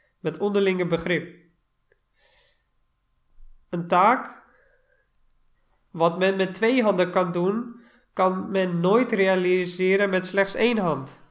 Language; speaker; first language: Dutch; non-native, fluent; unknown